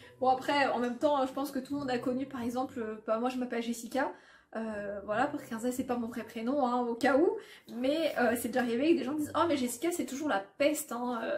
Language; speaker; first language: French; early bilingual, other home language; Polish